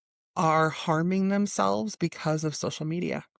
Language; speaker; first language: English; native; English